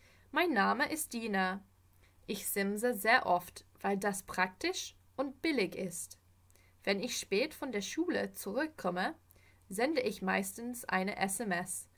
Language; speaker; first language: German; non-native, fluent; English